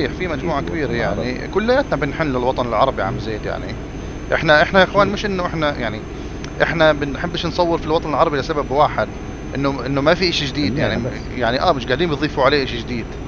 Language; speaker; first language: Arabic; native; Arabic